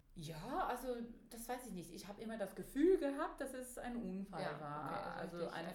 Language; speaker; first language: German; non-native, fluent; English